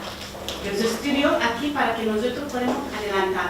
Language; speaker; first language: Spanish; non-native, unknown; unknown